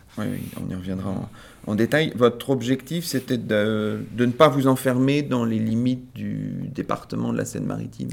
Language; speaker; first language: French; native; French